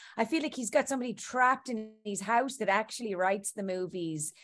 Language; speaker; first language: English; native; English